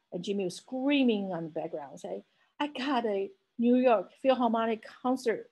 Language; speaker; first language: English; non-native, fluent; Chinese